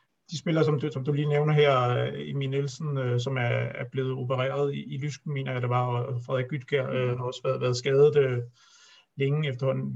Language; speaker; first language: Danish; native; Danish